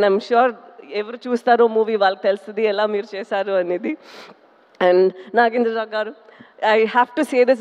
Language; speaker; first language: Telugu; non-native, fluent; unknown